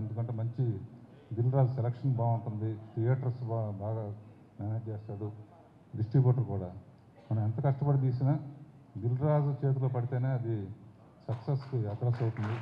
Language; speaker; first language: Telugu; native; Telugu